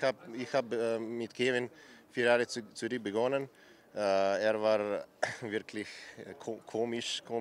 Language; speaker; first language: German; non-native, learner; Slovenian